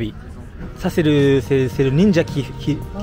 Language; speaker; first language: French; non-native, learner; Japanese